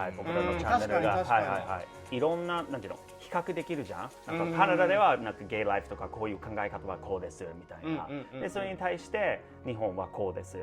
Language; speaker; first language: Japanese; non-native, fluent; English